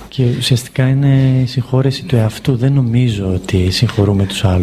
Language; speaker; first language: Greek; native; Greek